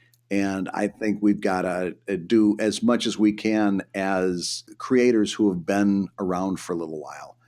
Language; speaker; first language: English; native; English